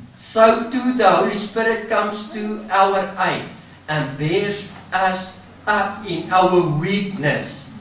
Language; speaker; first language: English; non-native, local second language; Afrikaans